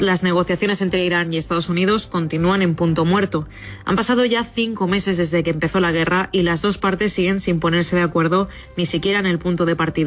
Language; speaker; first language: Spanish; native; Spanish